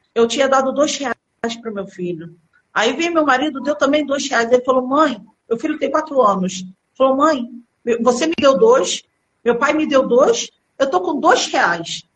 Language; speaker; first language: Portuguese; early bilingual, other home language; Arabic